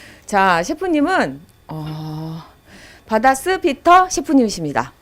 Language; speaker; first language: Korean; native; Korean